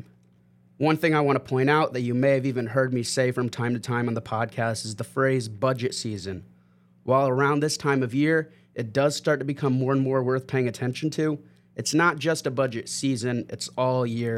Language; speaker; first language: English; native; English